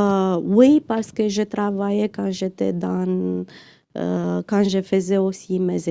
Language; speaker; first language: French; non-native, fluent; Romanian